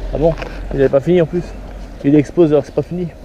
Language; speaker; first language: French; native; French